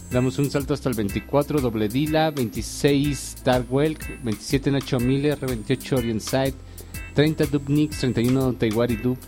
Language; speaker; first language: Spanish; native; Spanish